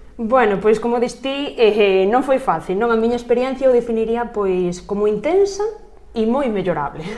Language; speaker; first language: Galician; native; Galician